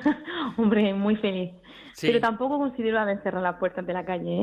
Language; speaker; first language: Spanish; early bilingual, heritage; French